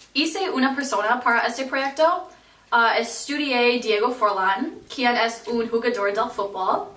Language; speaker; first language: Spanish; non-native, learner; English